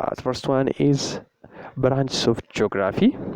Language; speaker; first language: English; non-native, local second language; Amharic